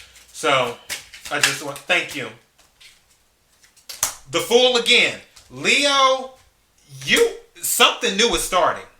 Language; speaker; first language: English; native; English